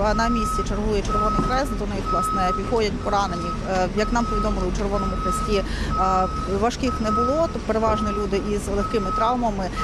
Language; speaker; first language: Ukrainian; native; Ukrainian